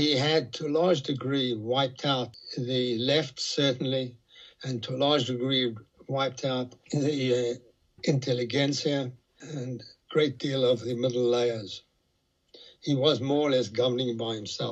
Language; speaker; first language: English; native; English